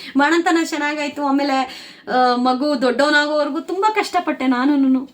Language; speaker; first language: Kannada; native; Kannada